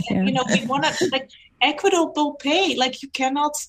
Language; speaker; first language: English; non-native, fluent; Dutch